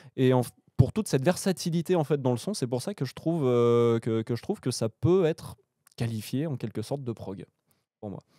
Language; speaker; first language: French; native; French